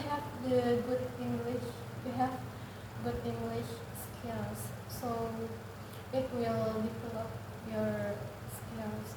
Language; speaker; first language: English; non-native, learner; Indonesian